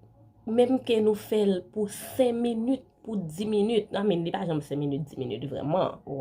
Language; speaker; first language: French; non-native, learner; Haitian Creole